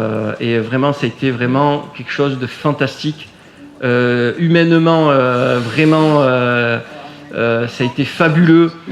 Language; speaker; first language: French; native; French